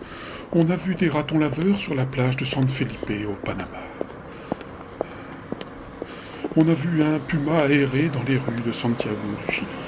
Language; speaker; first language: French; native; French